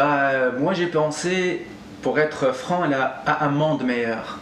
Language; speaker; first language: French; non-native, local second language; Arabic